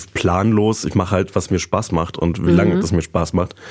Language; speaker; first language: German; native; German